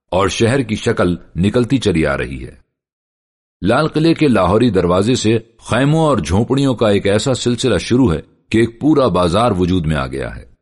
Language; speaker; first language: Urdu; native; Urdu